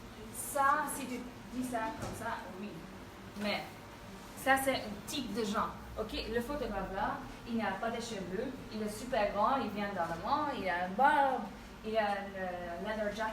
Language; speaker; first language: French; non-native, fluent; Dutch